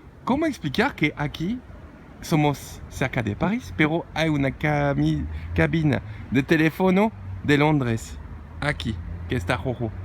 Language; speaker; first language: Spanish; non-native, learner; French